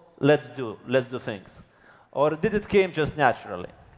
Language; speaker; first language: English; non-native, fluent; Lithuanian